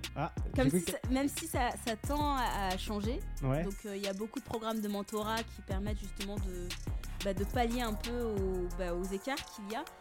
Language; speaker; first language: French; native; French